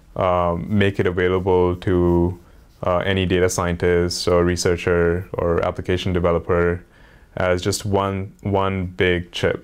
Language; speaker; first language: English; non-native, local second language; Hindi